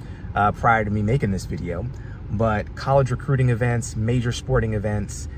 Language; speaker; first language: English; native; English